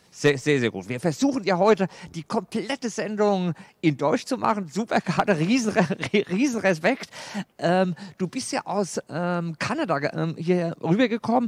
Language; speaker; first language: German; native; German